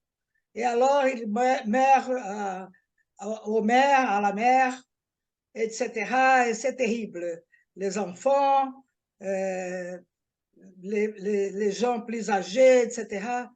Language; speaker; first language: French; non-native, learner; Portuguese